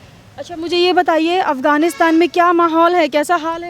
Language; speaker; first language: Hindi; native; Hindi